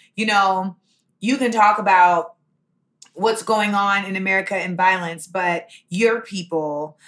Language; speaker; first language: English; native; English